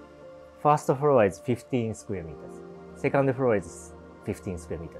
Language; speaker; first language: English; non-native, learner; Japanese